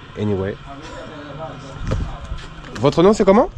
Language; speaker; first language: French; non-native, learner; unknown